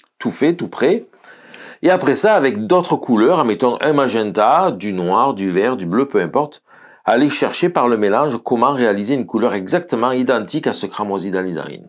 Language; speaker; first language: French; native; French